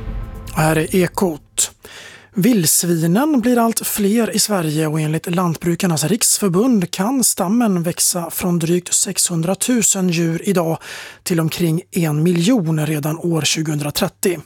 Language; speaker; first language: Swedish; native; Swedish